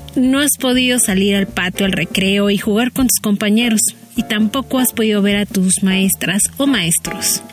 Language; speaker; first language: Spanish; native; Spanish